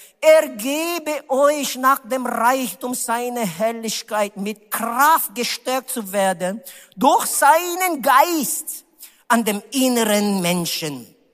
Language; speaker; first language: German; non-native, learner; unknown